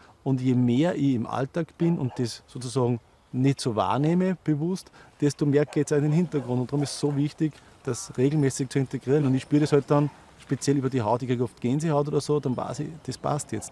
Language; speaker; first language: German; native; German